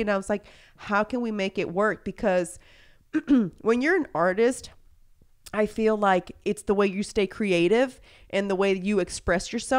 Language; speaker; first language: English; early bilingual, other home language; Spanish